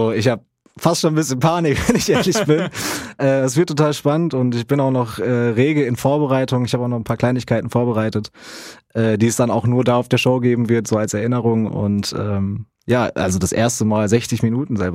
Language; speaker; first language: German; native; German